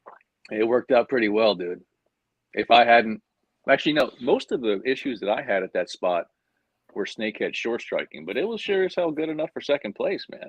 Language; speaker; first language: English; native; English